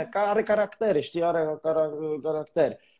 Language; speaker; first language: Romanian; non-native, learner; Polish